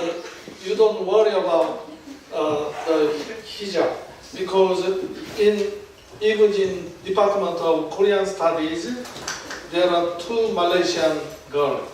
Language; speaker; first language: English; non-native, fluent; Korean